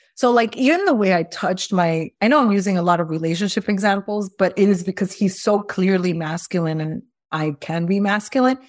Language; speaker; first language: English; early bilingual, other home language; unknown